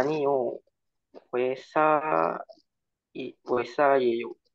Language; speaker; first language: Korean; non-native, learner; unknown